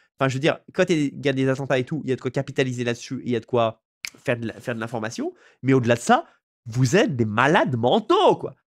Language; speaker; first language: French; native; French